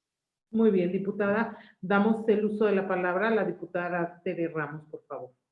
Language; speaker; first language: Spanish; native; Spanish